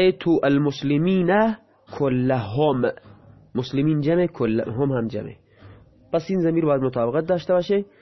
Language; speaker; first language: Persian; non-native, local second language; Baluchi